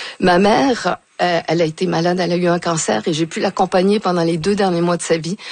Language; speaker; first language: French; native; French